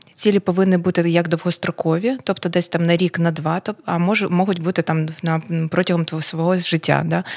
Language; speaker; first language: Ukrainian; non-native, local second language; Russian